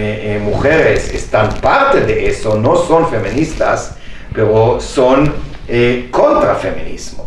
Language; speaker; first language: Spanish; non-native, fluent; Hebrew